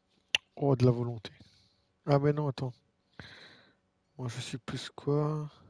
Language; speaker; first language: French; native; French